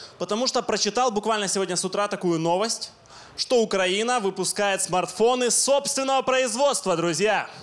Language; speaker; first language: Russian; non-native, local second language; Ukrainian